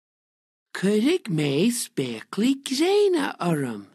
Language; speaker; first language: Irish; non-native, learner; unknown